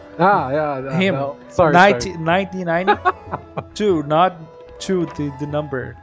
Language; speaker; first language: English; non-native, fluent; Portuguese